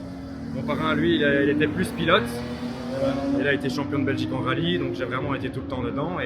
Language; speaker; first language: French; native; French